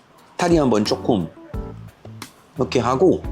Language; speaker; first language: Korean; non-native, fluent; French